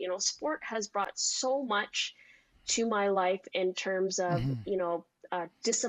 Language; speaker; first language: English; native; English